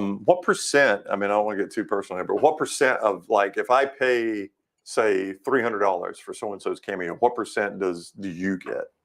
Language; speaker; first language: English; native; English